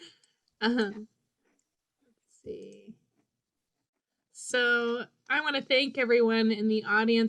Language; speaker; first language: English; native; English